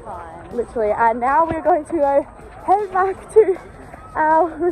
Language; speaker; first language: English; native; English